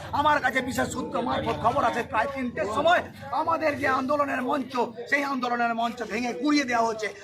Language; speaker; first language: Bangla; non-native, local second language; Santali